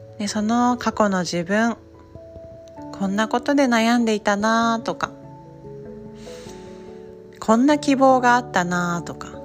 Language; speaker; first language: Japanese; native; Japanese